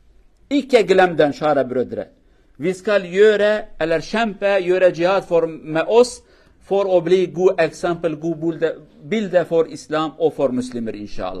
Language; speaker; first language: Norwegian; non-native, learner; Kurdish